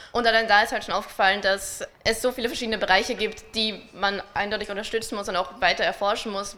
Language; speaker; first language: German; native; German